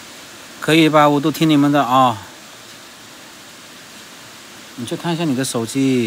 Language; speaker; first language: Chinese; native; Chinese